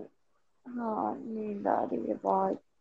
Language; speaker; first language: English; non-native, learner; Gujarati